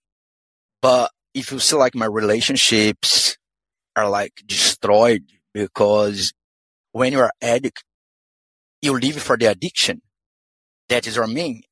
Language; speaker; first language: English; non-native, fluent; Portuguese